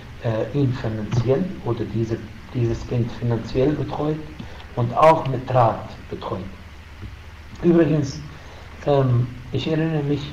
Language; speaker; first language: German; non-native, fluent; Arabic